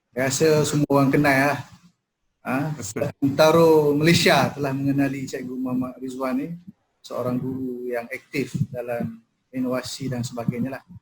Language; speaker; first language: Malay; native; Malay